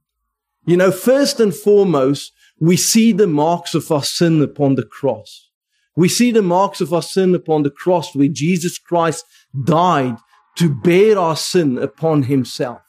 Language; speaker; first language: English; non-native, local second language; Afrikaans